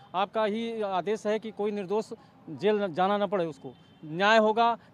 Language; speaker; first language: Hindi; native; Hindi